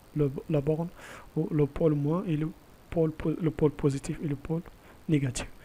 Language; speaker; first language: French; non-native, local second language; Arabic